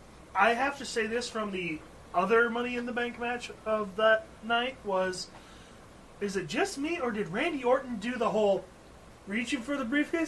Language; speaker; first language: English; native; English